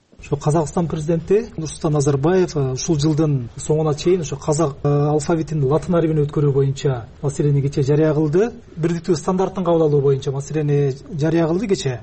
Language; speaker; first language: Kyrgyz; native; Kyrgyz